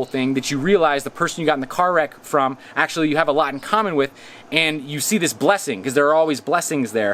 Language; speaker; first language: English; native; English